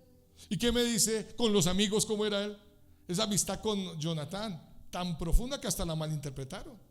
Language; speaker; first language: Spanish; native; Spanish